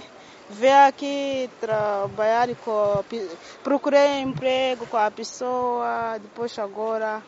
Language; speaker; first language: Portuguese; non-native, learner; Kinyarwanda